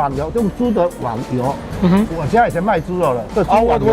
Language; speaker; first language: Chinese; native; Chinese